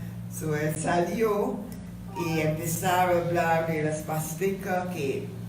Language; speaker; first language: Spanish; non-native, fluent; English